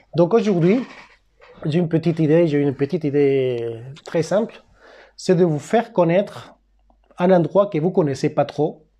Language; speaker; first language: French; non-native, fluent; Spanish